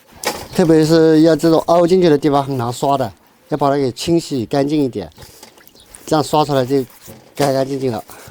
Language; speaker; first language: Chinese; native; Chinese